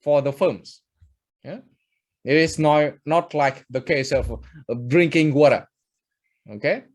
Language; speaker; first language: English; non-native, fluent; Vietnamese